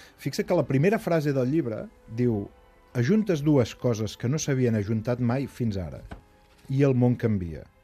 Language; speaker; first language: Catalan; native; Catalan